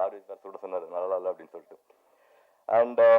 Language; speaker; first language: Tamil; native; Tamil